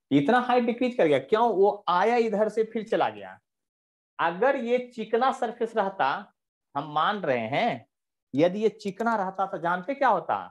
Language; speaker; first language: Hindi; native; Hindi